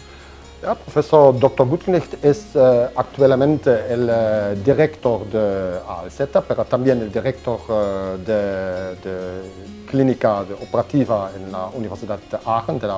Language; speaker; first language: Spanish; non-native, learner; German